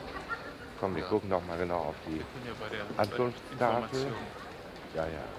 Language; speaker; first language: German; native; German